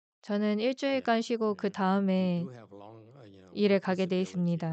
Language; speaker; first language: Korean; native; Korean